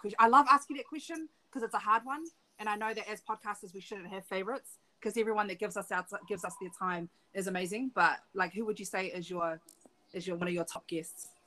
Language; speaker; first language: English; native; English